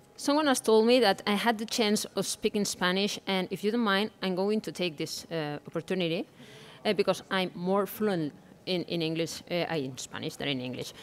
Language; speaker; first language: English; non-native, learner; Spanish